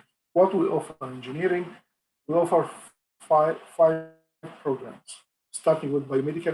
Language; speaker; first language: English; non-native, fluent; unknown